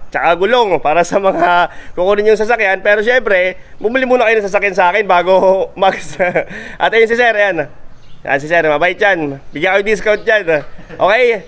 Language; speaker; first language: Filipino; native; Filipino